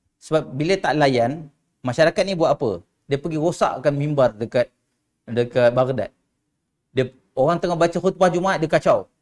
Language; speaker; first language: Malay; native; Malay